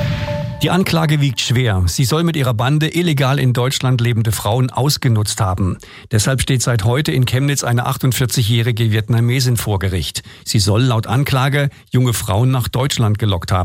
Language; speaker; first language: German; native; German